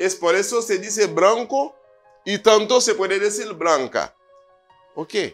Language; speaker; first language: Spanish; non-native, fluent; Haitian Creole